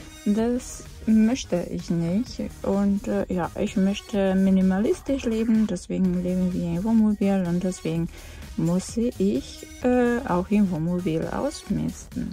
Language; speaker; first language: German; non-native, fluent; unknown